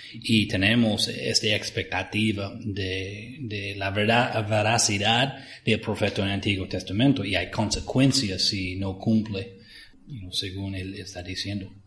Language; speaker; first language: Spanish; non-native, fluent; English